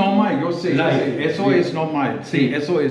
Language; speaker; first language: Spanish; non-native, learner; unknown